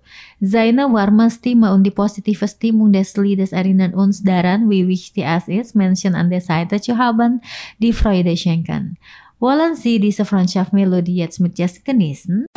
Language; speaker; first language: German; non-native, fluent; Indonesian